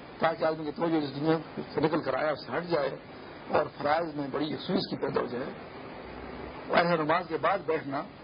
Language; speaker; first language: Urdu; non-native, local second language; Pashto